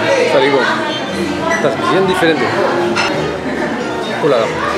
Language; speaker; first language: Spanish; non-native, learner; French